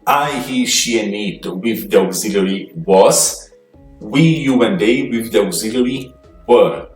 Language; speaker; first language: English; non-native, fluent; Portuguese